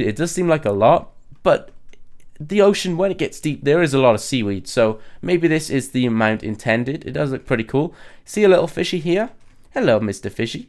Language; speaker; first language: English; native; English